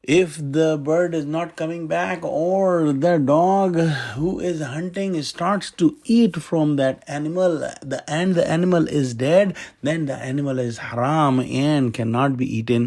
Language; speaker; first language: English; non-native, local second language; Urdu